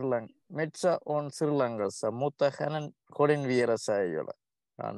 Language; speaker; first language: Finnish; non-native, learner; Tamil